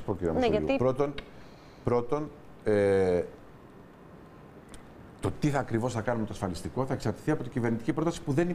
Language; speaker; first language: Greek; native; Greek